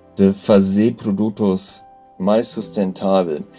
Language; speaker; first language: Portuguese; non-native, learner; German